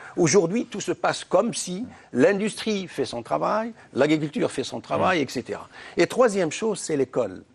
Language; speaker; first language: French; non-native, local second language; Arabic